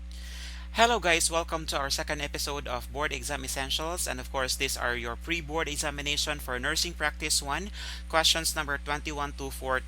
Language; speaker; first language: English; non-native, local second language; Filipino